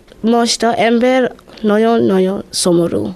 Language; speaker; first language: Hungarian; non-native, learner; English